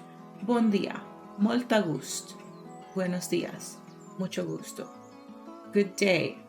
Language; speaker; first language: Spanish; non-native, learner; English